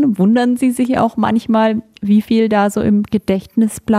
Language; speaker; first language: German; native; German